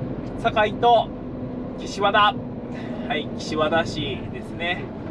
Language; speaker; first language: Japanese; native; Japanese